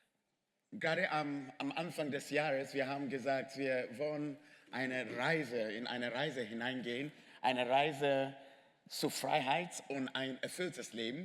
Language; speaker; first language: German; non-native, fluent; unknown